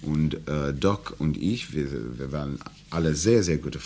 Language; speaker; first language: German; non-native, learner; English